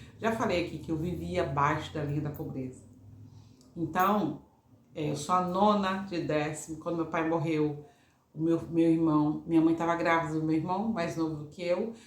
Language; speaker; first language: Portuguese; native; Portuguese